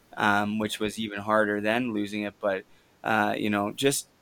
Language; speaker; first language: English; native; English